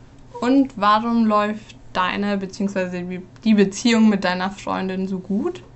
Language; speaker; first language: German; native; German